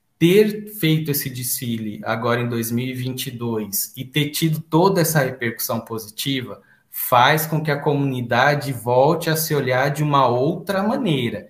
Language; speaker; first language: Portuguese; native; Portuguese